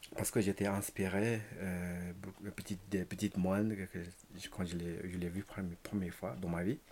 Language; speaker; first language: French; non-native, learner; Tibetan